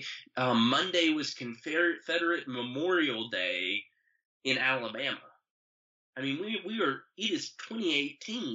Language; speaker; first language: English; native; English